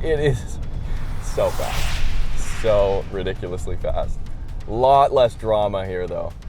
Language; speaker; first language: English; native; English